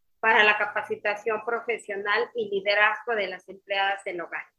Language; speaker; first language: Spanish; non-native, local second language; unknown